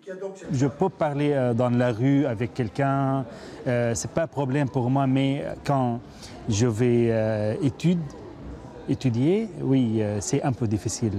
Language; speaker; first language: French; non-native, learner; Arabic